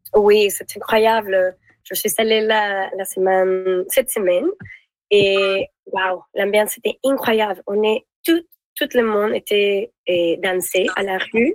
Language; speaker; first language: French; non-native, learner; Spanish